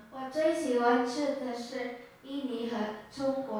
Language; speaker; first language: Chinese; non-native, learner; Indonesian